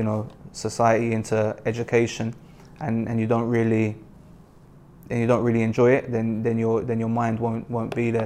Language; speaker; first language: English; native; English